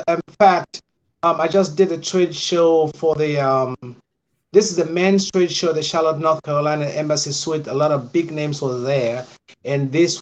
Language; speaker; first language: English; non-native, local second language; Krio